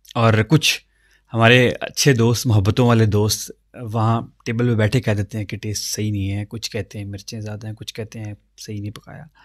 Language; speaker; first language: Urdu; non-native, local second language; Punjabi